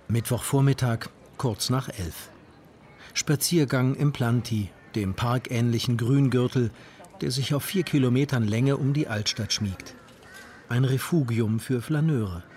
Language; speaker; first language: German; native; German